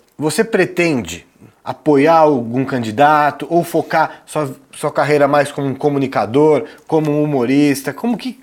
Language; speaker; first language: Portuguese; native; Portuguese